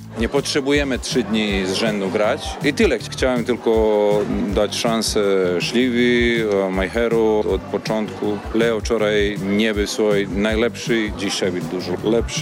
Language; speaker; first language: Polish; non-native, learner; Serbian